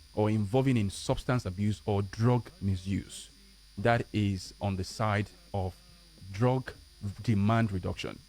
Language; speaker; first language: English; non-native, local second language; Yoruba